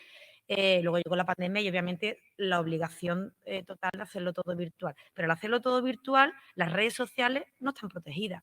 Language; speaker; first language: Spanish; native; Spanish